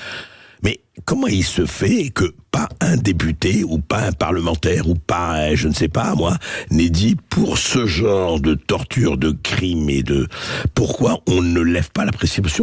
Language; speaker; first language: French; native; French